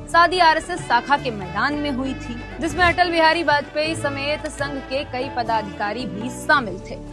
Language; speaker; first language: Hindi; native; Hindi